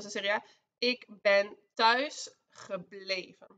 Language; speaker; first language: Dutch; non-native, fluent; Spanish